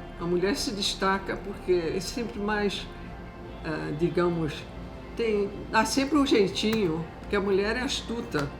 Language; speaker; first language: Portuguese; native; Portuguese